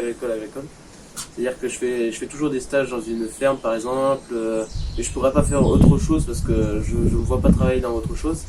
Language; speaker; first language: French; native; French